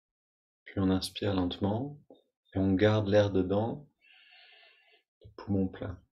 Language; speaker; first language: French; native; French